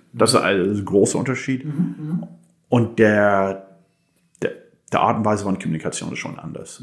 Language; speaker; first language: German; non-native, fluent; English